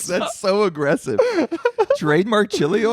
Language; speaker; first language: English; native; English